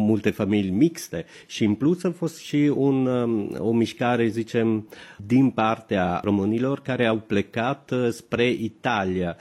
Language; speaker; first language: Romanian; non-native, fluent; Italian